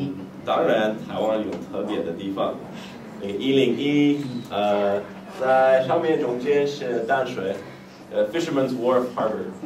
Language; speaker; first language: Chinese; non-native, learner; English